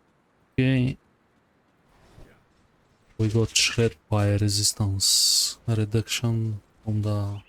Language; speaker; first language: English; non-native, fluent; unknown